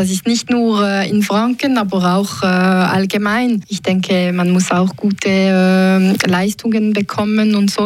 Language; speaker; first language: German; non-native, local second language; French